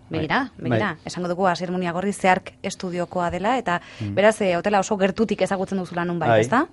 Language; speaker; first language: Basque; native; Basque